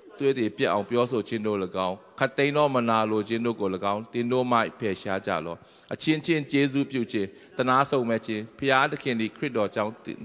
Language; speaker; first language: Burmese; non-native, local second language; Tedim Chin